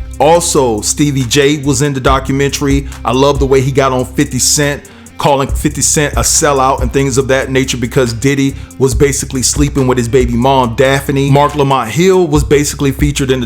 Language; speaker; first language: English; native; English